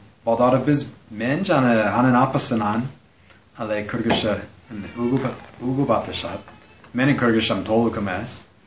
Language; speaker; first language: Kyrgyz; non-native, learner; English